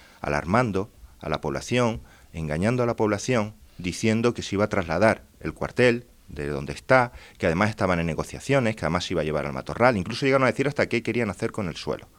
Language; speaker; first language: Spanish; native; Spanish